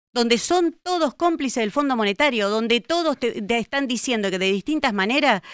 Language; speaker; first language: Spanish; native; Spanish